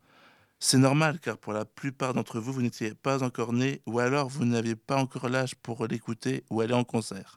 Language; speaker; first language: French; native; French